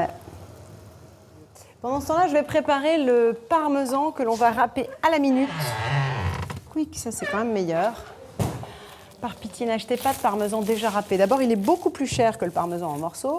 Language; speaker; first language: French; native; French